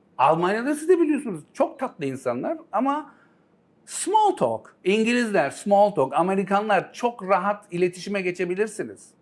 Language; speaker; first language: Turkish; early bilingual, heritage; Turkish